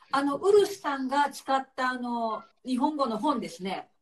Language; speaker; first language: Japanese; native; Japanese